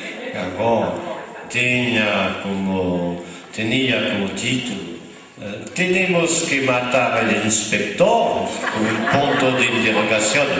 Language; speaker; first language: Spanish; non-native, fluent; French